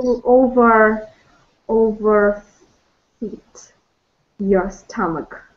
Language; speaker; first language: English; non-native, learner; Russian